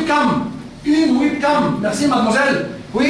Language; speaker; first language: French; non-native, fluent; Arabic